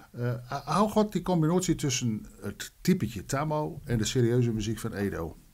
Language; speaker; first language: Dutch; native; Dutch